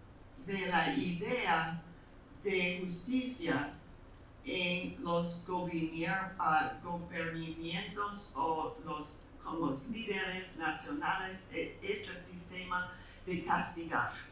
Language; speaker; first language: Spanish; non-native, fluent; English